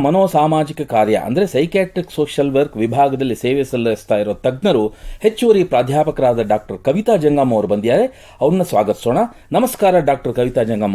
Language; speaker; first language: Kannada; native; Kannada